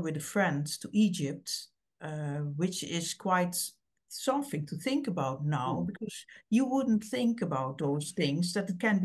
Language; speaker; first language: English; non-native, fluent; Dutch